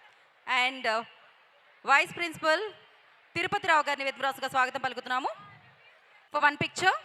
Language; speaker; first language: Telugu; native; Telugu